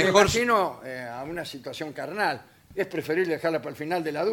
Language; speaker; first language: Spanish; native; Spanish